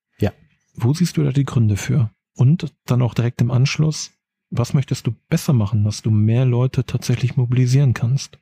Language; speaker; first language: German; native; German